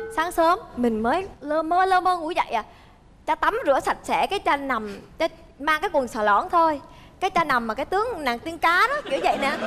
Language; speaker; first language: Vietnamese; early bilingual, heritage; Vietnamese